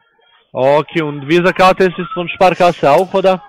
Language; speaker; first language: German; non-native, learner; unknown